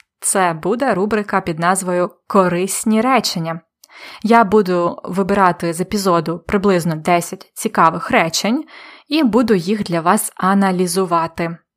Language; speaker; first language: Ukrainian; native; Ukrainian